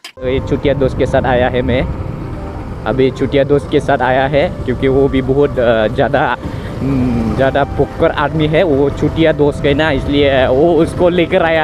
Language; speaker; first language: Hindi; non-native, learner; Bodo